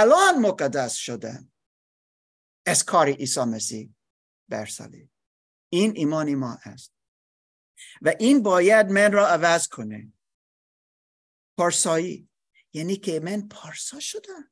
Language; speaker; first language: Persian; non-native, learner; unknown